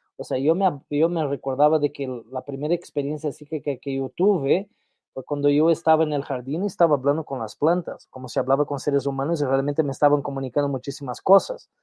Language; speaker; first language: Spanish; non-native, fluent; Portuguese